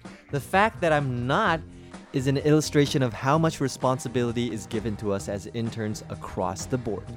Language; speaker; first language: English; early bilingual, other home language; Chinese